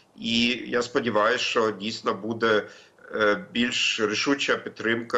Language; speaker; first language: Ukrainian; non-native, fluent; German